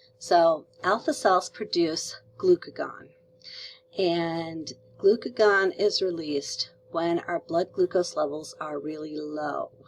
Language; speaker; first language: English; native; English